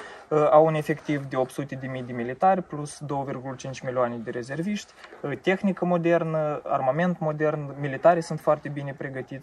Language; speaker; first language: Romanian; native; Romanian